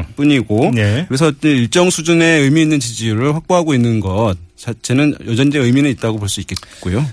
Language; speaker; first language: Korean; native; Korean